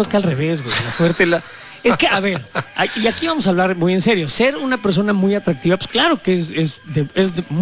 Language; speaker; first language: Spanish; native; Spanish